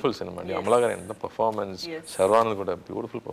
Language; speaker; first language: Telugu; non-native, local second language; Tamil